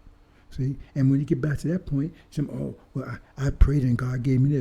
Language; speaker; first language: English; native; English